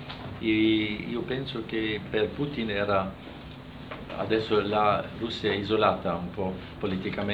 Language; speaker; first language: Italian; non-native, fluent; German